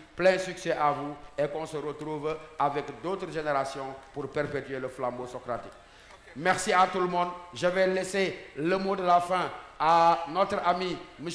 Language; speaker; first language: French; non-native, local second language; Wolof